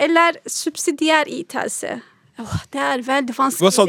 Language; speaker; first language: Norwegian; non-native, fluent; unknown